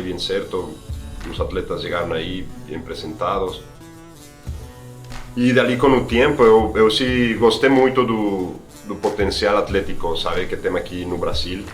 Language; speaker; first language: Portuguese; non-native, fluent; Spanish